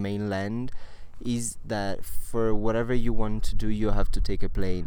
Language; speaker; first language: English; non-native, fluent; Italian